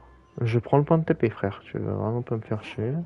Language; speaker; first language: French; native; French